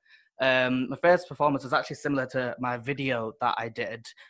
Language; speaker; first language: English; native; English